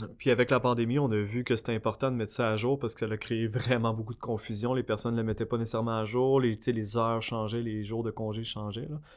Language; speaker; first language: French; native; French